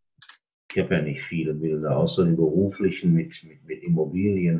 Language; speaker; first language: German; native; German